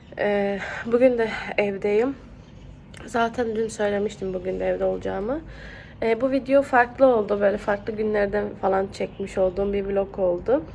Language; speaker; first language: Turkish; early bilingual, heritage; Turkish